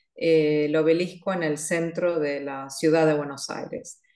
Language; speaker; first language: Spanish; native; Spanish